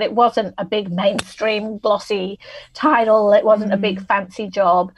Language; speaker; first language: English; native; English